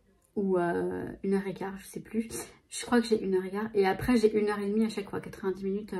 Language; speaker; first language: French; native; French